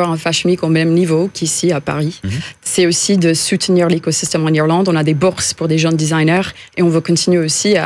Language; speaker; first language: French; non-native, fluent; English